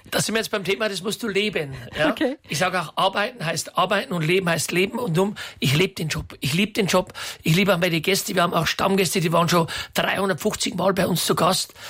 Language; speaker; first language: German; native; German